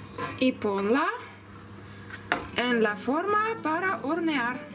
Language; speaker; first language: Spanish; non-native, learner; Russian